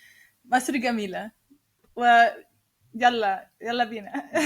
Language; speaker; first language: Arabic; non-native, learner; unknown